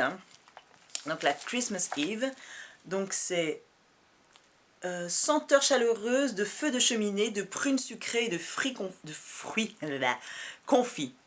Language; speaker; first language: French; native; French